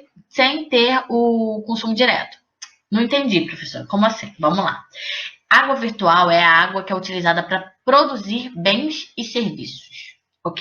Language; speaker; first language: Portuguese; native; Portuguese